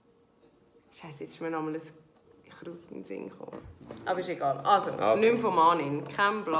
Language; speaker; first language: German; native; German